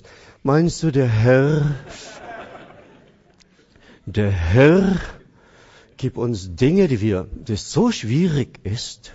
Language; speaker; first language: German; non-native, fluent; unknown